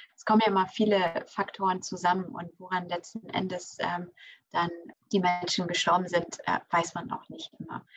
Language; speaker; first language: German; early bilingual, other home language; English